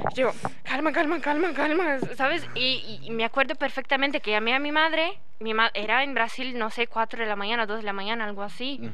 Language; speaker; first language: Spanish; non-native, learner; Portuguese